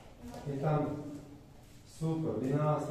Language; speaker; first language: Russian; non-native, learner; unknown